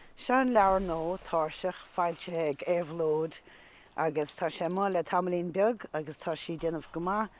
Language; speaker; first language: Irish; native; Irish